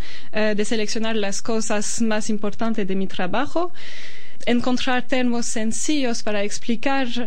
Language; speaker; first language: Spanish; non-native, fluent; Albanian